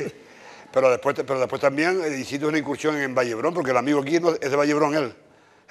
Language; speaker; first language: Spanish; native; Spanish